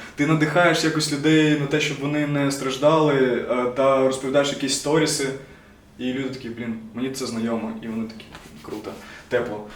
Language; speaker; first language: Ukrainian; non-native, local second language; Russian